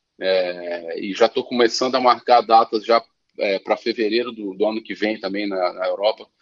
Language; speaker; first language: Portuguese; native; Portuguese